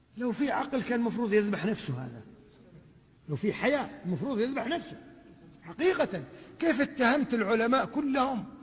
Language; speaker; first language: Arabic; native; Arabic